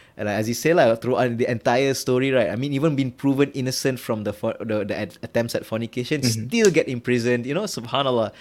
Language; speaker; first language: English; non-native, local second language; Malay